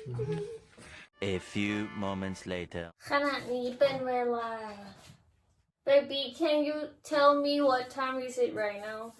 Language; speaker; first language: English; non-native, learner; Thai